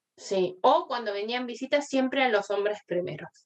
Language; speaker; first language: Spanish; early bilingual, other home language; Korean